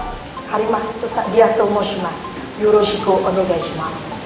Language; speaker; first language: Japanese; non-native, learner; Indonesian